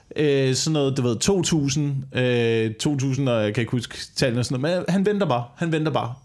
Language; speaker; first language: Danish; native; Danish